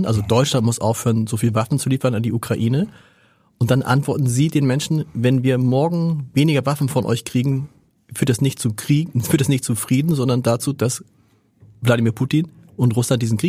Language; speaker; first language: German; native; German